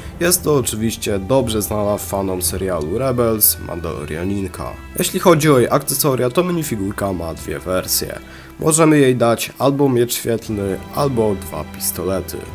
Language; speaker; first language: Polish; native; Polish